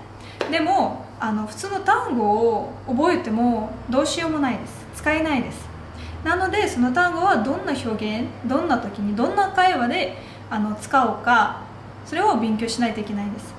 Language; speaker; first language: Japanese; non-native, fluent; Russian